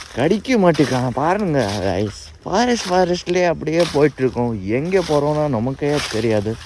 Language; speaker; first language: Tamil; non-native, learner; Nepali